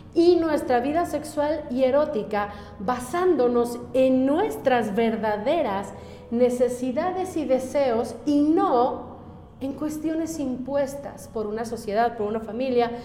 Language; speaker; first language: Spanish; native; Spanish